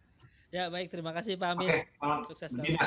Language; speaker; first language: Indonesian; native; Indonesian